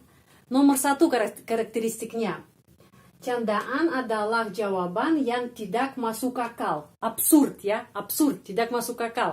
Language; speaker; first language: Indonesian; non-native, fluent; Russian